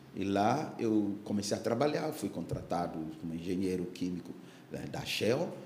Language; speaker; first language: Portuguese; non-native, fluent; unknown